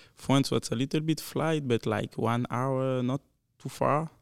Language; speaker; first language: English; non-native, learner; French